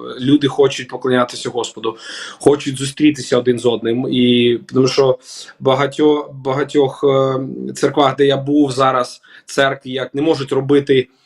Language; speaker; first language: Ukrainian; non-native, local second language; Russian